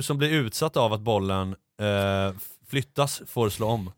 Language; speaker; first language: Swedish; native; Swedish